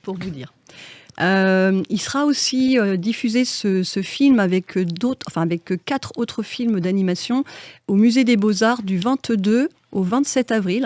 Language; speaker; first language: French; native; French